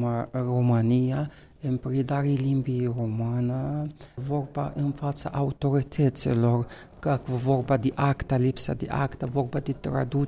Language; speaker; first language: Romanian; non-native, fluent; Arabic